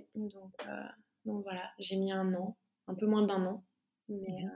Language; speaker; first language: French; native; French